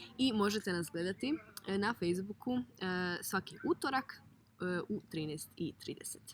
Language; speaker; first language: Croatian; native; Croatian